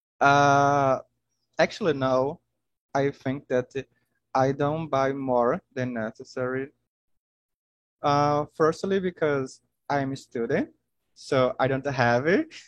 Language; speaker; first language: English; non-native, learner; Portuguese